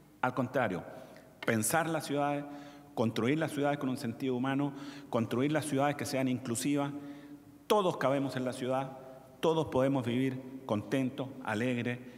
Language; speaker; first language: Spanish; native; Spanish